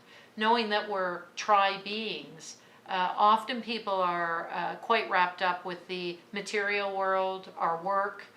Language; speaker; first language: English; native; English